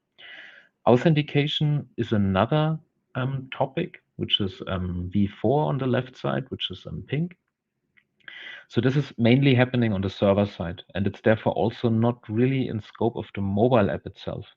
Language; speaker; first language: English; non-native, fluent; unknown